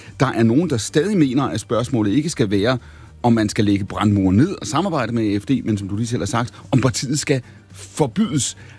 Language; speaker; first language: Danish; native; Danish